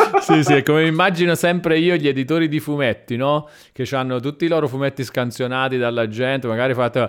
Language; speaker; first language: Italian; native; Italian